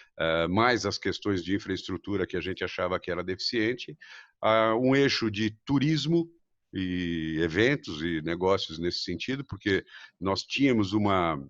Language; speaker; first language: Portuguese; native; Portuguese